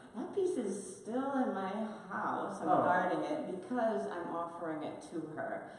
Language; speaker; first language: English; non-native, fluent; Spanish